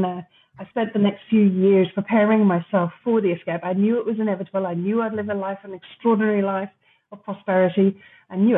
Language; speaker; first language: English; native; English